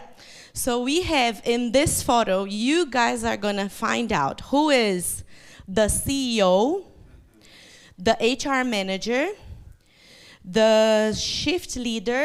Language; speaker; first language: English; non-native, fluent; Portuguese